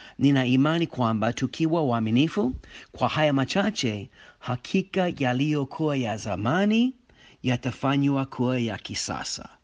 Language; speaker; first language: Swahili; non-native, fluent; English